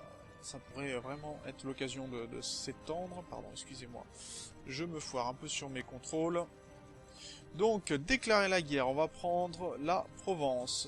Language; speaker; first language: French; native; French